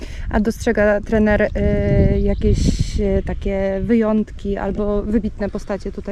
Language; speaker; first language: Polish; native; Polish